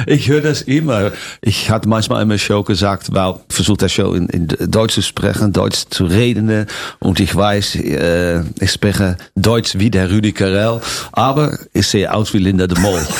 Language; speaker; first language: German; non-native, fluent; Dutch